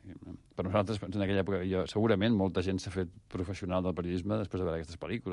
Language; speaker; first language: Catalan; native; Catalan